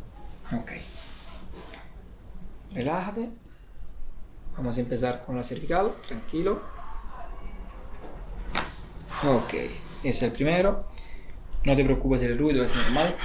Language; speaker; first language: Spanish; non-native, fluent; Italian